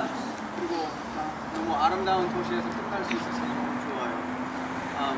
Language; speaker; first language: Korean; early bilingual, heritage; English